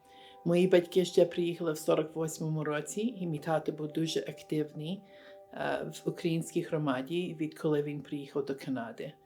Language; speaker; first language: Ukrainian; early bilingual, heritage; Ukrainian